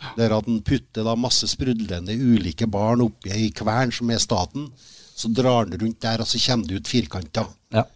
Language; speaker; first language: Norwegian; native; Norwegian